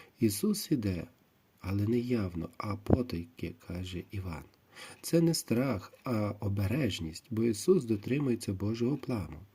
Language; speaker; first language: Ukrainian; native; Ukrainian